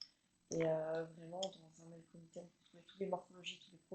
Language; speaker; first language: French; native; French